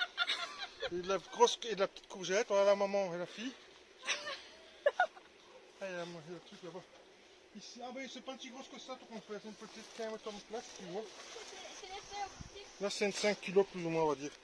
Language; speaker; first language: French; native; French